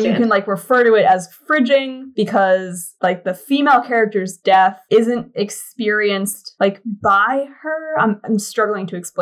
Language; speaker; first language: English; native; English